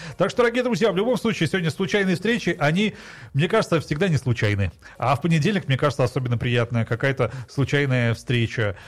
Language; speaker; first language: Russian; non-native, local second language; Tajik